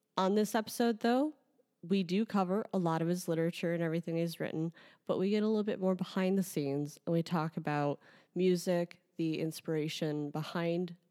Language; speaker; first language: English; native; English